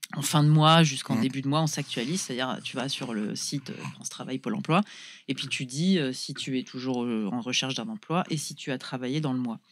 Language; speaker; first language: French; native; French